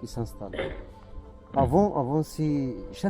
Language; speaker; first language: French; non-native, learner; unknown